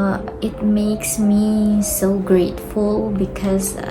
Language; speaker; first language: English; non-native, learner; Indonesian